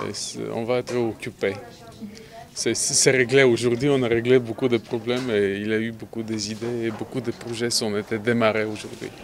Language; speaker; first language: French; non-native, fluent; Bulgarian